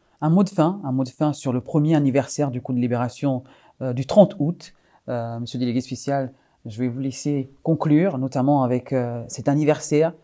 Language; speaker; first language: French; native; French